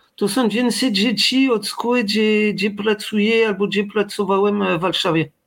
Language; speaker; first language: Polish; non-native, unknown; French